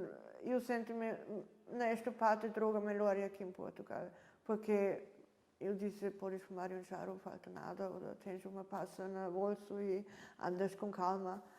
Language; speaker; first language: Portuguese; non-native, learner; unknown